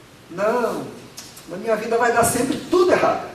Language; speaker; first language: Portuguese; native; Portuguese